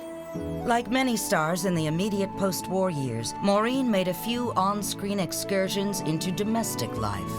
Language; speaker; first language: English; native; English